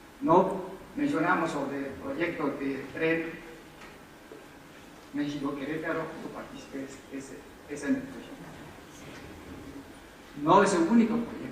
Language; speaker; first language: Spanish; non-native, fluent; Chinese